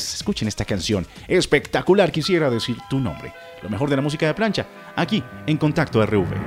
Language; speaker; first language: Spanish; native; Spanish